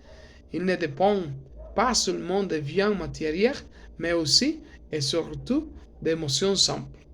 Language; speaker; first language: French; non-native, learner; Spanish